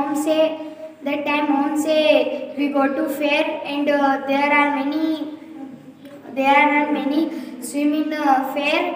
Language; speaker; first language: English; non-native, learner; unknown